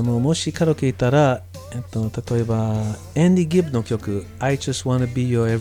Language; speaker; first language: Japanese; non-native, learner; English